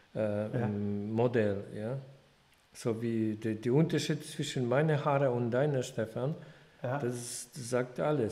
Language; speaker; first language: German; non-native, fluent; Polish